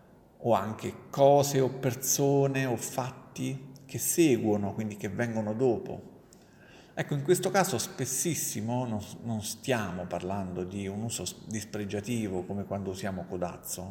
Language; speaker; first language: Italian; native; Italian